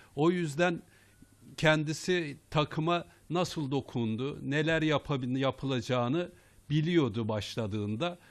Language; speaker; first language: Turkish; native; Turkish